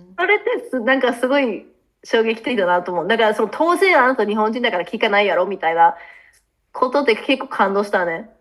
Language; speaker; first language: Japanese; non-native, fluent; English